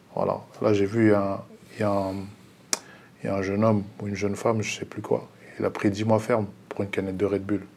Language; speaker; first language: French; early bilingual, other home language; Lingala